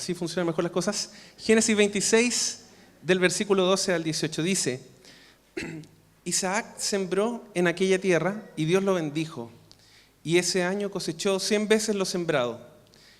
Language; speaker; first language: Spanish; native; Spanish